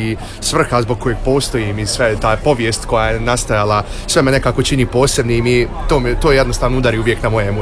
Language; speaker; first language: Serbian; early bilingual, heritage; Croatian